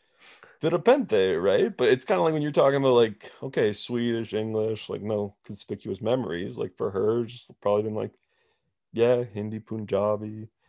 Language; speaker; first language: English; native; English